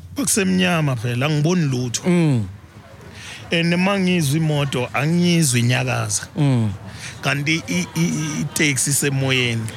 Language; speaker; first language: Zulu; native; Zulu